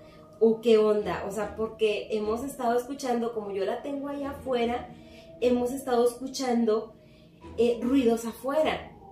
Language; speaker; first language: Spanish; native; Spanish